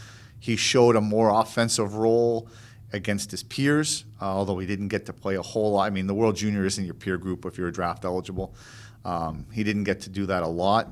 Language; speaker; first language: English; native; English